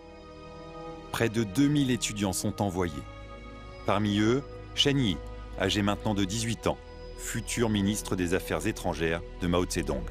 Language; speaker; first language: French; native; French